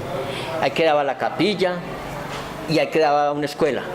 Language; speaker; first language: Spanish; native; Spanish